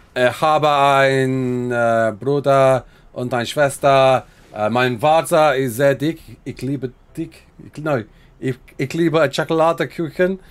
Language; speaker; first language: German; non-native, learner; English